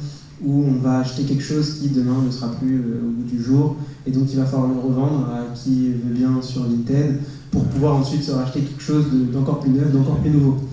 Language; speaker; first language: French; native; French